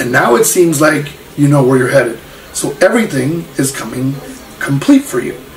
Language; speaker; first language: English; early bilingual, other home language; Spanish